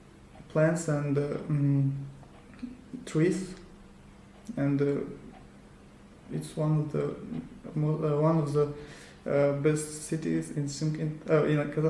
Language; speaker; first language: English; non-native, learner; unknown